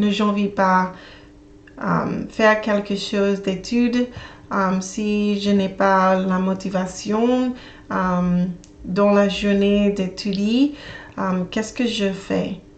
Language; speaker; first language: French; non-native, learner; English